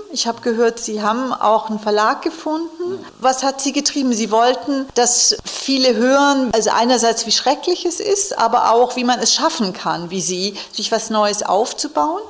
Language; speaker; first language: German; native; German